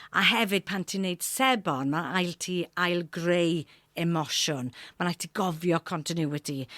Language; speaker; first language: Welsh; non-native, local second language; English